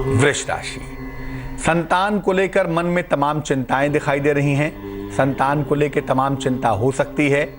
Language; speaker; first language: Hindi; native; Hindi